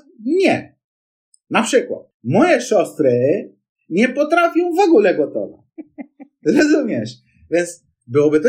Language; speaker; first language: Polish; non-native, fluent; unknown